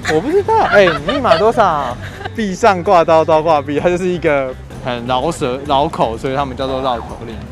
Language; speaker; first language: Chinese; native; Chinese